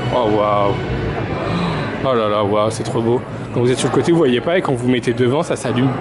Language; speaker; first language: French; native; French